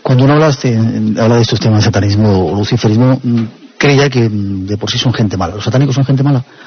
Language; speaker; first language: Spanish; native; Spanish